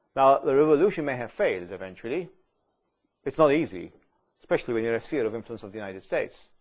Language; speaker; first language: English; non-native, fluent; Maltese